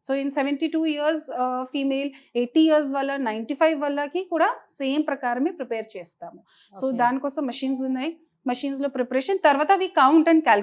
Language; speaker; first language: Telugu; non-native, fluent; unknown